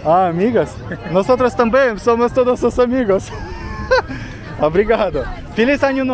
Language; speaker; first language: Portuguese; non-native, learner; Russian